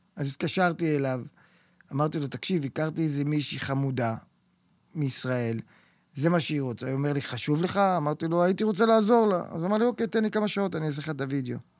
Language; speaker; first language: Hebrew; early bilingual, heritage; Hebrew